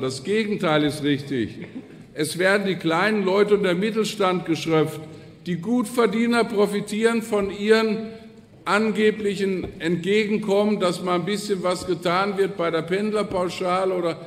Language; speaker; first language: German; native; German